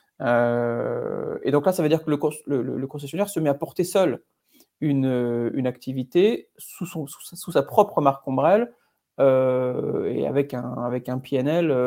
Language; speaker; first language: French; native; French